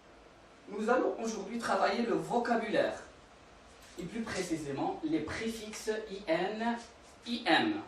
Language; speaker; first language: French; non-native, local second language; Arabic